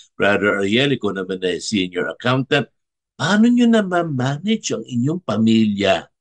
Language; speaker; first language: Filipino; native; Filipino